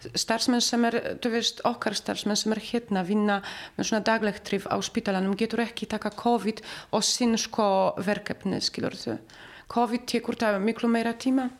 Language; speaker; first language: Icelandic; non-native, learner; Polish